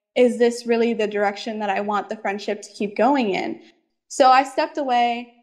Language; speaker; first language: English; native; English